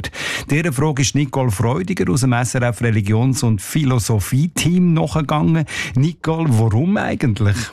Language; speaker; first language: German; native; German